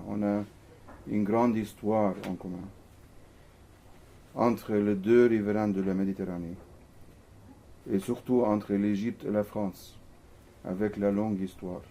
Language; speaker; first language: French; non-native, fluent; Arabic